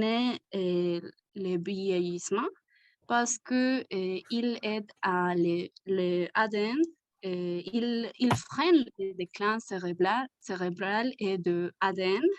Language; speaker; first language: French; non-native, learner; Spanish